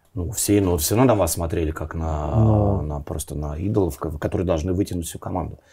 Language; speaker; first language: Russian; native; Russian